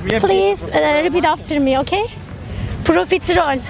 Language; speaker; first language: English; non-native, learner; Turkish